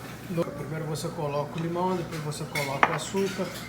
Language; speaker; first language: Portuguese; native; Portuguese